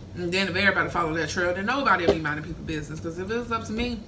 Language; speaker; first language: English; native; English